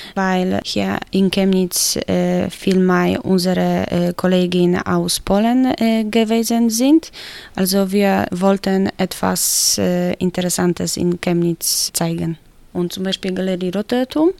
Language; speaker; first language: German; non-native, fluent; Polish